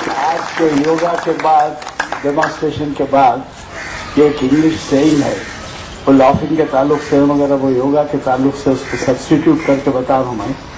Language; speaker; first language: Hindi; non-native, local second language; Urdu